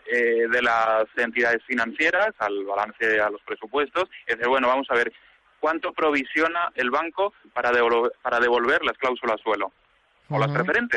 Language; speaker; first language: Spanish; native; Spanish